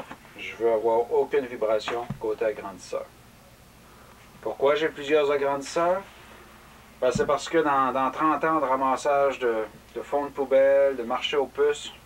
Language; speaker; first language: French; native; French